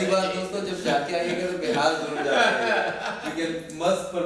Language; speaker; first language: Hindi; native; Hindi